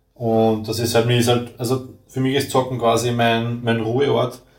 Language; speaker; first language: German; native; German